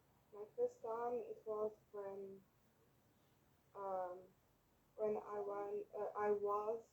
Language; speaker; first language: English; non-native, learner; French